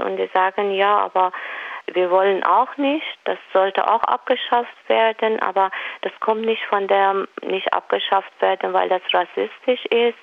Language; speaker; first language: German; non-native, fluent; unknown